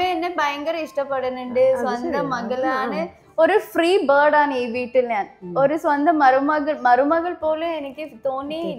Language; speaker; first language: Malayalam; non-native, learner; Kannada